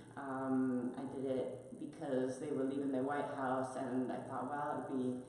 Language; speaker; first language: English; non-native, fluent; Spanish